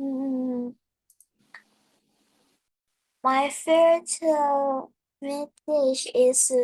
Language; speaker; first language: English; non-native, learner; Chinese